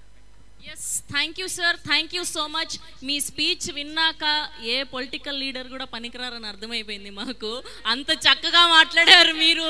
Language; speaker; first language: Telugu; native; Telugu